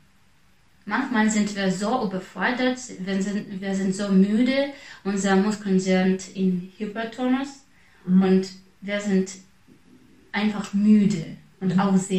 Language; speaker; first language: German; non-native, fluent; Russian